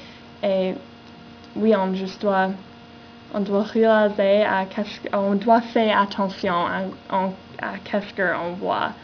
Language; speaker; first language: French; non-native, learner; English